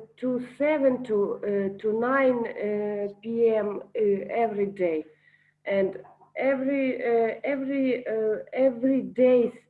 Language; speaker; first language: English; non-native, learner; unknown